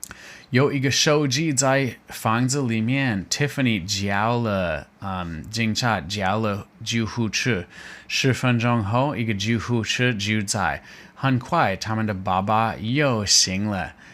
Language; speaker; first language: Chinese; non-native, learner; English